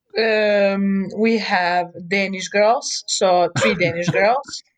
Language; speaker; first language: English; non-native, fluent; Serbian